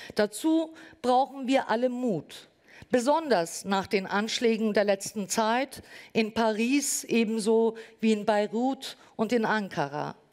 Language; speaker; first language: German; native; German